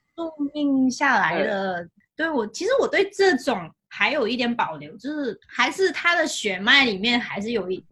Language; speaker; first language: Chinese; non-native, local second language; Cantonese